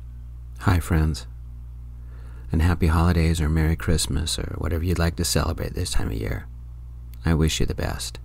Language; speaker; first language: English; native; English